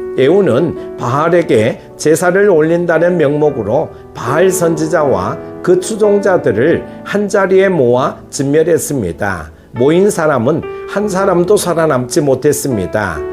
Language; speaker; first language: Korean; native; Korean